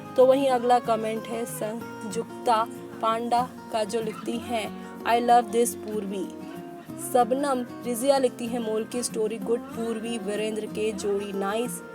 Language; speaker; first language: Hindi; native; Hindi